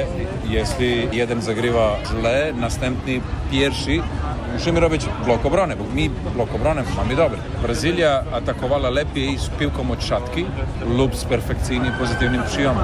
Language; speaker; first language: Polish; non-native, learner; Serbian